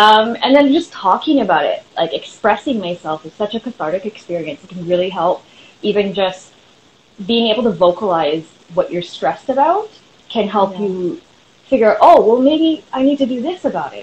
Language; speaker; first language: English; native; English